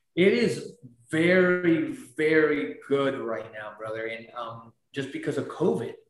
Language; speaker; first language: English; non-native, fluent; Spanish